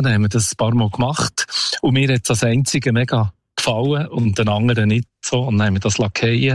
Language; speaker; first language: German; native; German